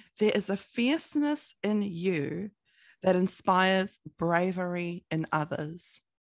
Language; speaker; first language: English; native; English